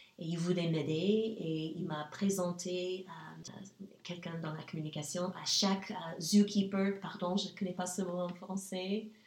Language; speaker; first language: French; non-native, fluent; English